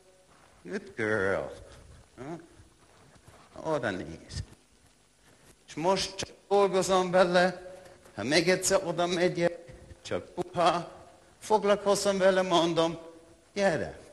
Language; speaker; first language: Hungarian; non-native, learner; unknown